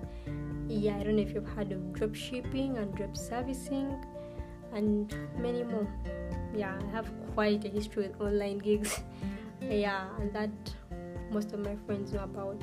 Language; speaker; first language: English; non-native, local second language; Ganda